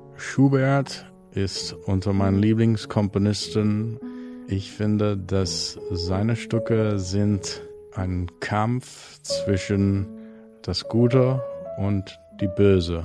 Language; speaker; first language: German; non-native, fluent; English